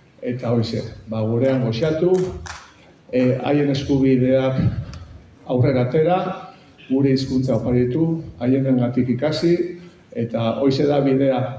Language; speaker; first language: Basque; non-native, local second language; Spanish